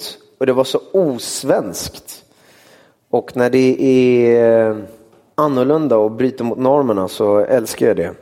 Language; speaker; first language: Swedish; early bilingual, other home language; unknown